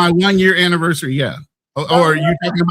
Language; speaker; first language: English; native; English